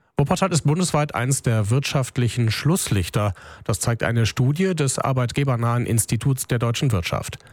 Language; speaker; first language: German; native; German